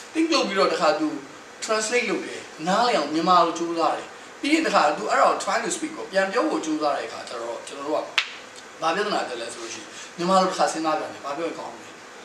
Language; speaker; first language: Burmese; native; Burmese